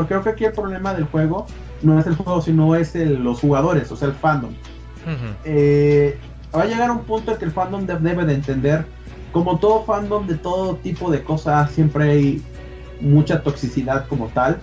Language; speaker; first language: Spanish; native; Spanish